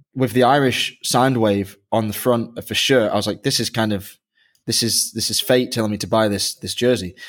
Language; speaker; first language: English; native; English